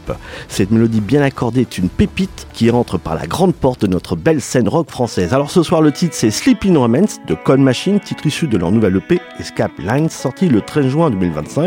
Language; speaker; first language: French; native; French